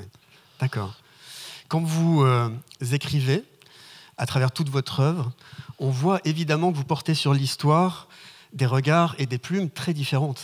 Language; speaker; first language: French; native; French